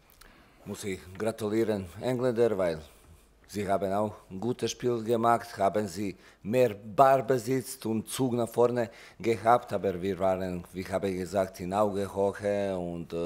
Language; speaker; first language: German; non-native, learner; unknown